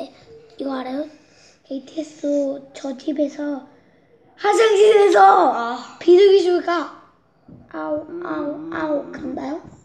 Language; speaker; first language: Korean; early bilingual, heritage; Korean